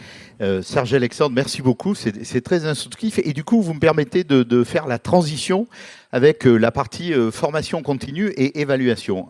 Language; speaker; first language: French; native; French